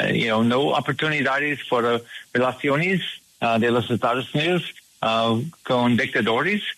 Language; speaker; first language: Spanish; non-native, learner; English